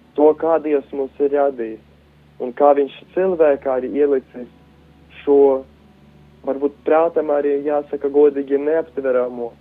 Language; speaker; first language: Latvian; native; Latvian